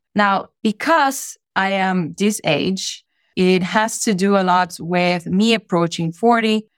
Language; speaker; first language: English; non-native, fluent; Spanish